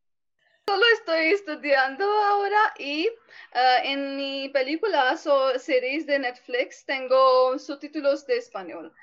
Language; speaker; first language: Spanish; non-native, learner; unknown